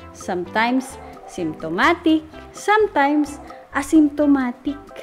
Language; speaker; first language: English; non-native, local second language; Filipino